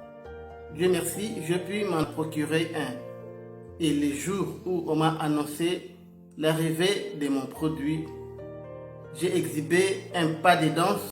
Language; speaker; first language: French; non-native, local second language; Lingala